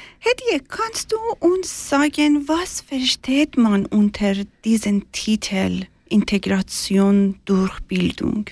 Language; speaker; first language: German; non-native, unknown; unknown